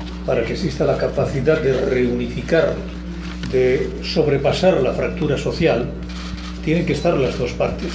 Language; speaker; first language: Spanish; native; Spanish